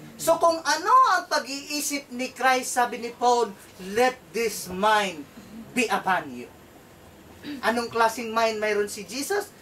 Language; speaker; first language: Filipino; non-native, local second language; Cebuano